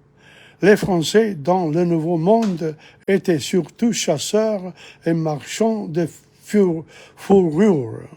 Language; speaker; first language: French; non-native, fluent; English